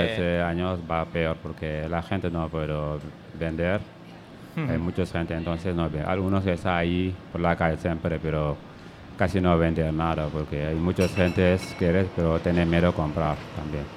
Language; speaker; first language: Spanish; non-native, learner; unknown